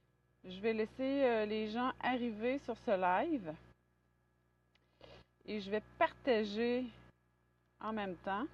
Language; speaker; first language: French; native; French